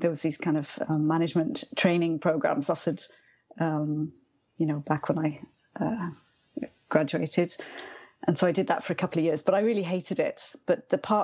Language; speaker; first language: English; native; English